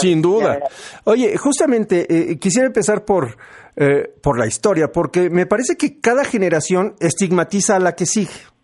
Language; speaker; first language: Spanish; native; Spanish